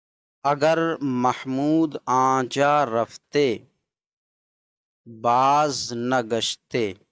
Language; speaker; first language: Persian; non-native, fluent; Urdu